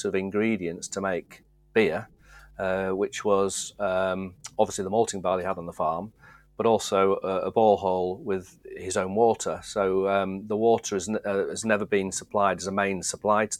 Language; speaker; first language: English; native; English